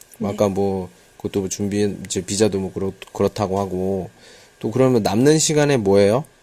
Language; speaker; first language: Korean; native; Korean